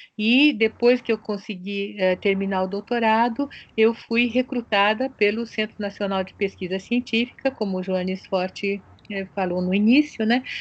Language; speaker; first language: Portuguese; early bilingual, other home language; Japanese